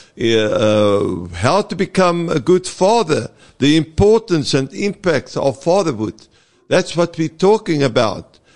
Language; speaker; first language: English; non-native, local second language; Afrikaans